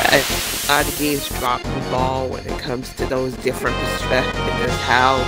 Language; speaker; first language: English; native; English